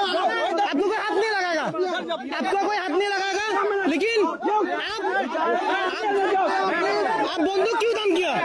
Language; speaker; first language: Hindi; non-native, learner; Bangla